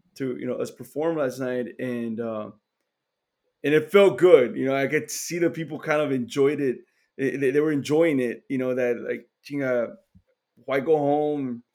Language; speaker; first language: English; native; English